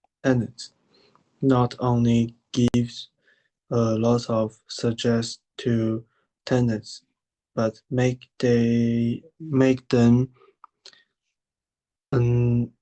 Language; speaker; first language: English; non-native, learner; Chinese